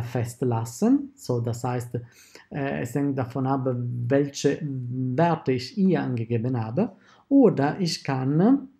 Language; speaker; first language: German; non-native, fluent; Italian